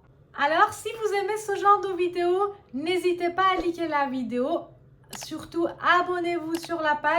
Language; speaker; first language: French; non-native, fluent; Persian